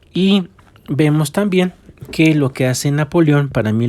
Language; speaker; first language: Spanish; native; Spanish